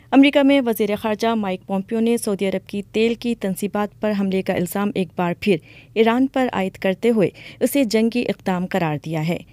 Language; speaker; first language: Urdu; native; Urdu